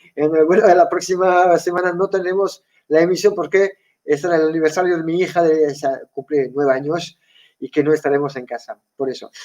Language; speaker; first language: Spanish; non-native, fluent; Basque